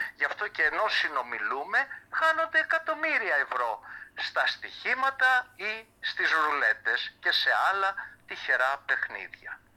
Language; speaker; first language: Greek; early bilingual, heritage; Greek